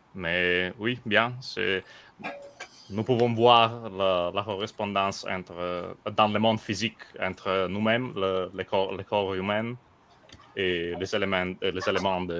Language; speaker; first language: French; non-native, fluent; Italian